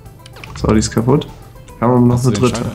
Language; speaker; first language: German; native; German